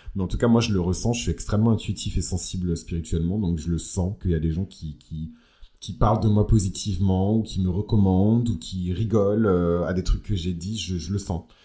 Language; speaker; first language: French; early bilingual, other home language; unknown